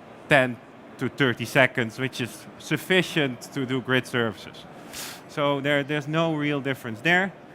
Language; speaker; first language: English; non-native, fluent; Dutch